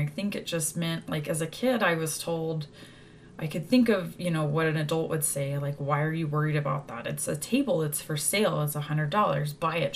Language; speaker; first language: English; native; English